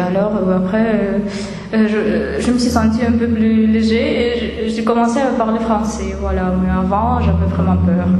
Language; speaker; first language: French; non-native, fluent; Russian